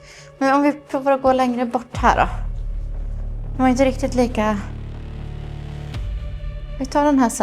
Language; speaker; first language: Swedish; native; Swedish